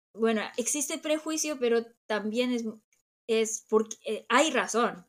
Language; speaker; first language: Spanish; non-native, fluent; Korean